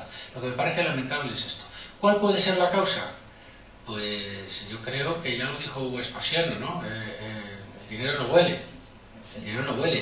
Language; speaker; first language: Spanish; native; Spanish